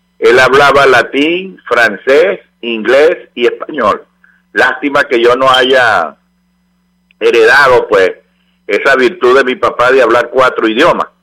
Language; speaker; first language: Spanish; native; Spanish